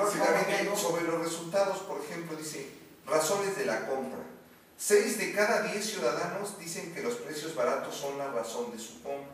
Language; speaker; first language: Spanish; native; Spanish